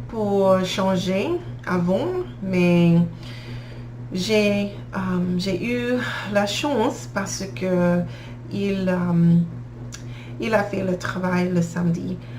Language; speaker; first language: French; non-native, learner; English